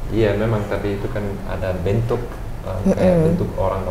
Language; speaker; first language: Indonesian; non-native, fluent; German